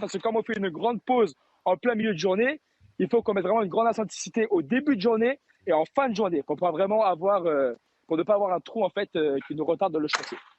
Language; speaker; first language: French; native; French